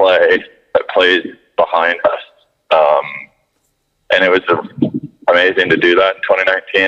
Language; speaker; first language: English; native; English